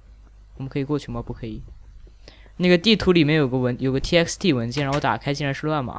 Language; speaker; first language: Chinese; native; Chinese